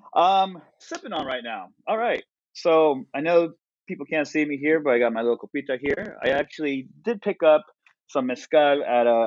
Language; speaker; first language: English; early bilingual, other home language; Spanish